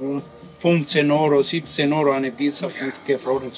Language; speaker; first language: German; non-native, learner; Italian